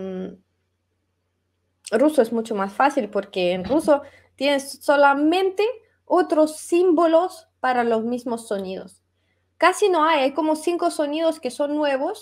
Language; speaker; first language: Spanish; non-native, fluent; Russian